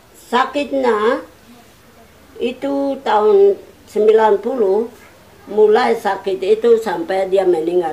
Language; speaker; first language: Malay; non-native, local second language; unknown